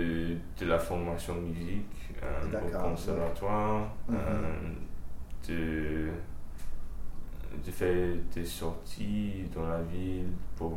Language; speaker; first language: French; early bilingual, heritage; French